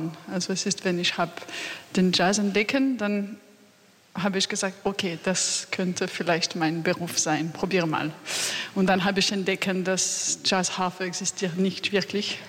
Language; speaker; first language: German; non-native, learner; French